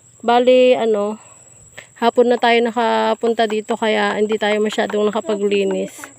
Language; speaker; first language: Filipino; native; Filipino